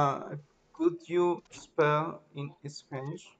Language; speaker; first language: English; non-native, learner; Spanish